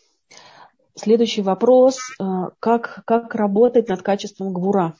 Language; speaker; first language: Russian; native; Russian